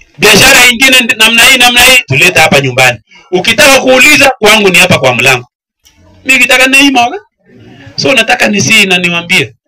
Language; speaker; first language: Swahili; non-native, local second language; Kalenjin